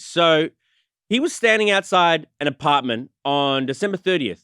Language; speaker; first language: English; native; English